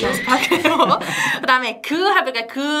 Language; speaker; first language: Korean; native; Korean